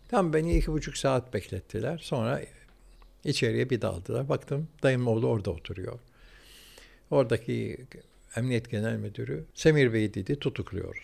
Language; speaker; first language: Turkish; early bilingual, heritage; Turkish